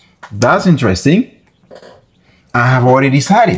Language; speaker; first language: English; non-native, fluent; Haitian Creole